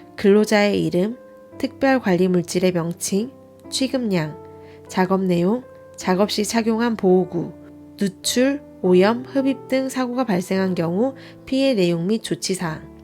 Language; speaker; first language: Korean; native; Korean